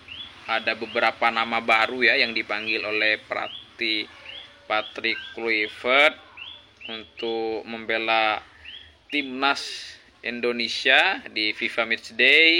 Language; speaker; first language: Indonesian; native; Indonesian